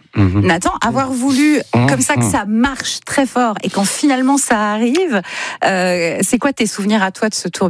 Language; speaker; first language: French; native; French